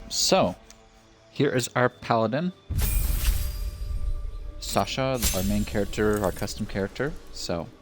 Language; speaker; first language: English; native; English